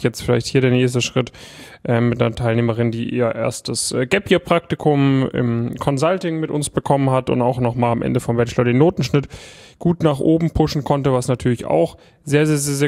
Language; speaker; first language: German; native; German